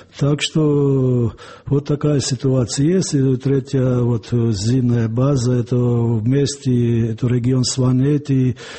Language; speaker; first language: Russian; non-native, local second language; Georgian